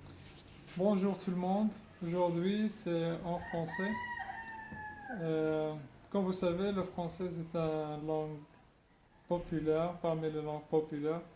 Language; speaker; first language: French; non-native, local second language; Arabic